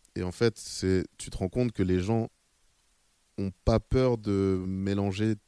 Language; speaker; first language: French; native; French